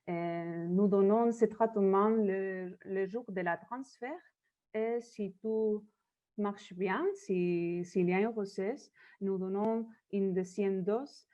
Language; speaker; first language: French; non-native, learner; Spanish